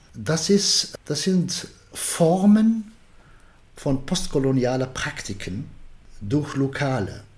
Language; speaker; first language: German; non-native, fluent; Arabic